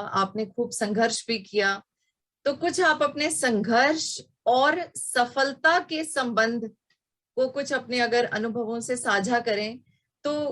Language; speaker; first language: Hindi; native; Hindi